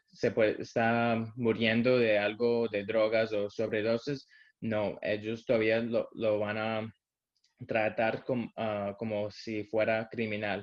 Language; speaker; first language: Spanish; early bilingual, heritage; Spanish